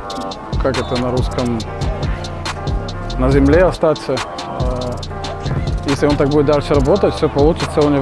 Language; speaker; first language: Russian; non-native, fluent; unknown